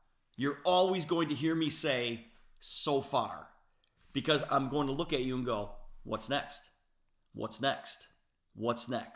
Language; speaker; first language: English; native; English